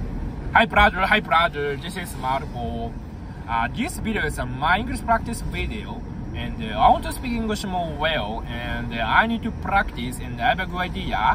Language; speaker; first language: English; non-native, learner; Japanese